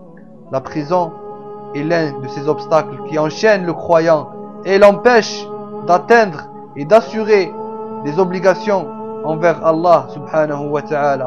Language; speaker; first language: French; non-native, local second language; Arabic